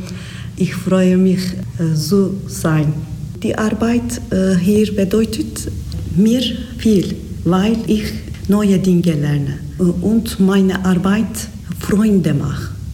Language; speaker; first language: German; non-native, learner; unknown